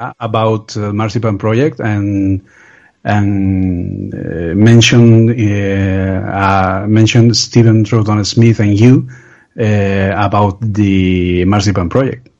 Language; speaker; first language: English; non-native, learner; Spanish